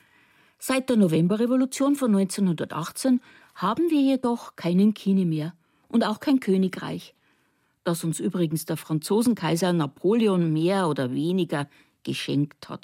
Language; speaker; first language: German; native; German